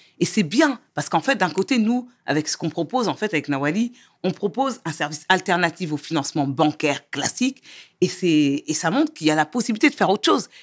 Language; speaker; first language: French; early bilingual, other home language; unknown